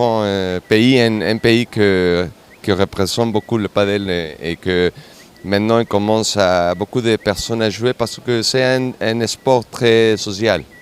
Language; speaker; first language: French; non-native, learner; Spanish